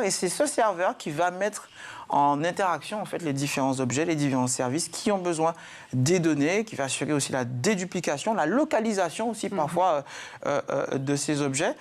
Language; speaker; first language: French; native; French